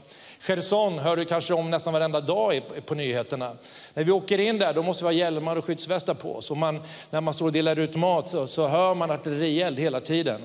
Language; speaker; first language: Swedish; native; Swedish